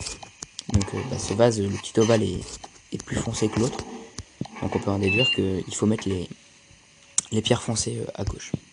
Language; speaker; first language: French; native; French